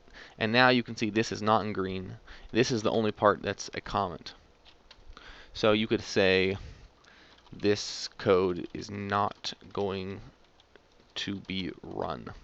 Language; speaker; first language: English; native; English